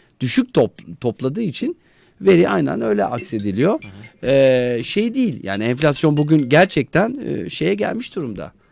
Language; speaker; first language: Turkish; native; Turkish